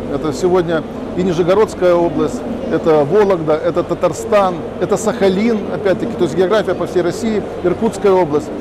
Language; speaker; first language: Russian; native; Russian